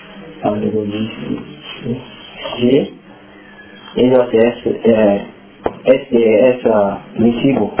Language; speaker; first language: Spanish; non-native, learner; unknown